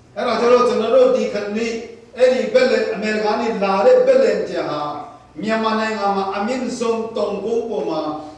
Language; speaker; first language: Burmese; non-native, local second language; Tedim Chin